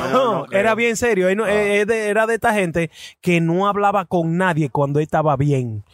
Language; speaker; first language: Spanish; early bilingual, heritage; Spanish